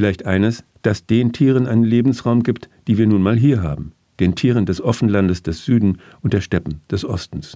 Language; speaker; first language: German; native; German